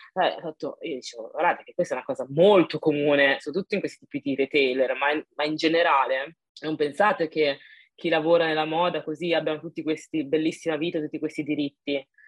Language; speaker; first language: Italian; early bilingual, other home language; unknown